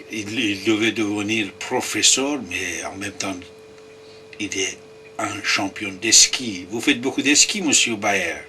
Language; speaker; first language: French; non-native, fluent; Persian